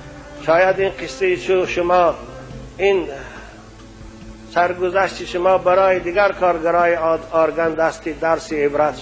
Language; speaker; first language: Persian; native; Persian